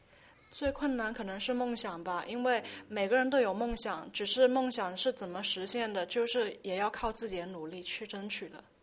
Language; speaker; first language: Chinese; early bilingual, heritage; Chinese